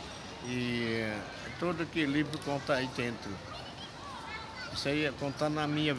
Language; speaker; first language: Portuguese; non-native, local second language; Yanomámi